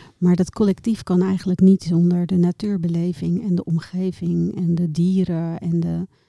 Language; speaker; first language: Dutch; native; Dutch